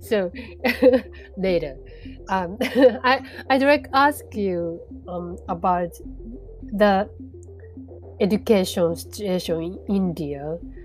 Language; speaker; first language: English; non-native, learner; Japanese